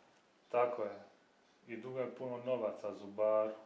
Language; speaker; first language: Bosnian; native; Bosnian